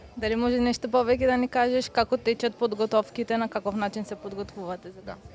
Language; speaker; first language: Macedonian; native; Macedonian